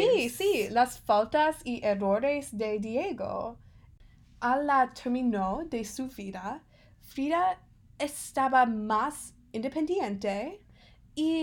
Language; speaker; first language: Spanish; non-native, learner; English